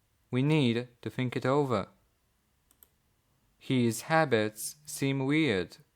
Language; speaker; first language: English; non-native, fluent; Polish